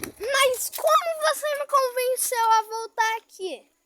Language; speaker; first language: Portuguese; native; Portuguese